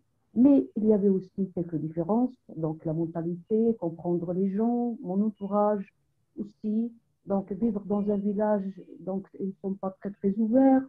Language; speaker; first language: French; non-native, local second language; Arabic